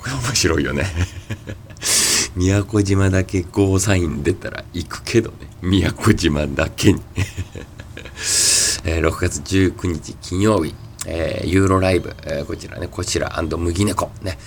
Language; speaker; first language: Japanese; native; Japanese